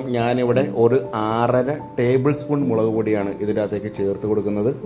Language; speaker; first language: Malayalam; native; Malayalam